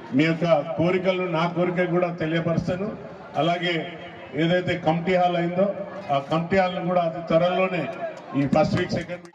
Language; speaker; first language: Telugu; native; Telugu